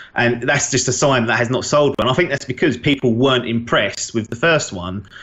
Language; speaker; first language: English; native; English